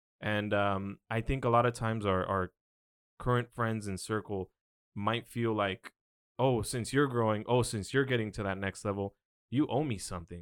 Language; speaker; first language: English; early bilingual, other home language; Spanish